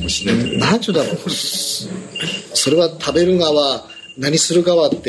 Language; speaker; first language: Japanese; native; Japanese